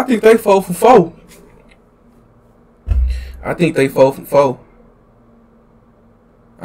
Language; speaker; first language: English; native; English